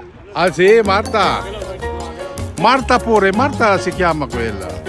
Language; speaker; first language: Italian; non-native, learner; Filipino